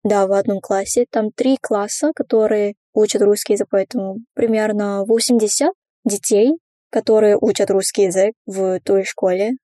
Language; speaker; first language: Russian; non-native, fluent; Korean